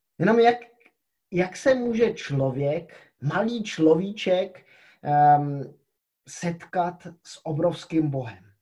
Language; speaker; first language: Czech; native; Czech